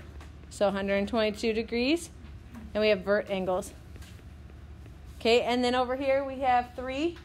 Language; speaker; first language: English; native; English